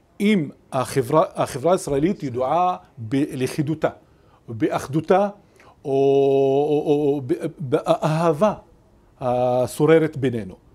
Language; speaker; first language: Hebrew; non-native, local second language; Arabic